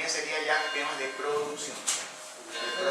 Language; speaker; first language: Spanish; native; Spanish